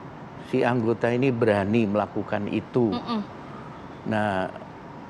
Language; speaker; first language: Indonesian; native; Indonesian